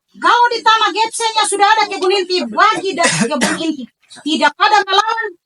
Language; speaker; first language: Indonesian; native; Indonesian